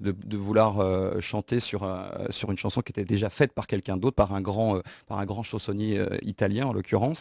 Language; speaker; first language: French; native; French